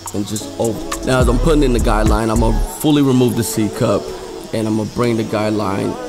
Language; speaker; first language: English; native; English